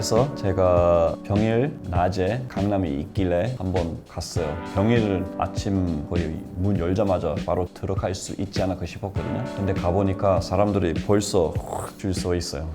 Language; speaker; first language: Korean; non-native, fluent; English